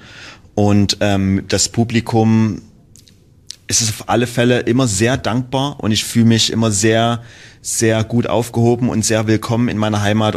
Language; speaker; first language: German; native; German